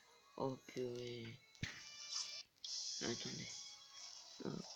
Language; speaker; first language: French; native; French